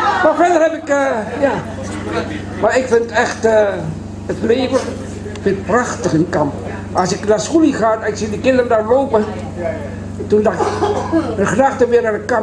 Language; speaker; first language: Dutch; early bilingual, other home language; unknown